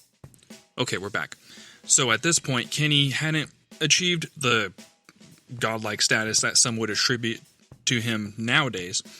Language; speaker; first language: English; native; English